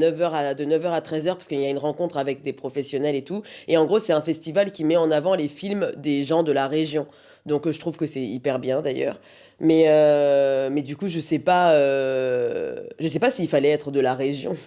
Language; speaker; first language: French; native; French